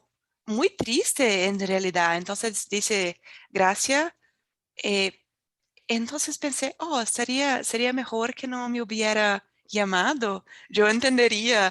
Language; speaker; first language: Spanish; non-native, fluent; Portuguese